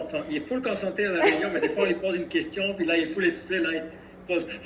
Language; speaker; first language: French; native; French